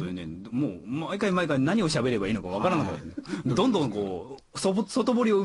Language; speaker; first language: Japanese; native; Japanese